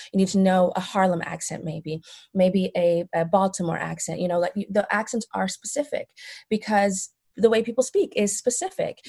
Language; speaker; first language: English; native; English